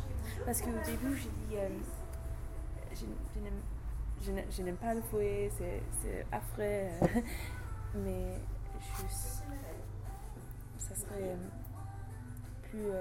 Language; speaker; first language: French; non-native, learner; English